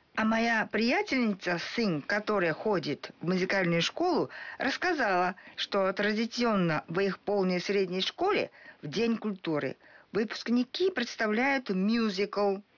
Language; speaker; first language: Russian; non-native, fluent; Japanese